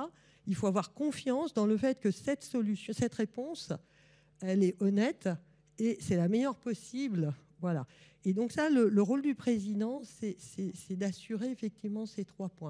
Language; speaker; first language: French; native; French